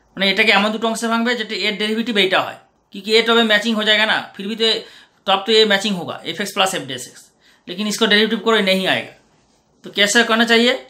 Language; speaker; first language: Hindi; non-native, local second language; Bangla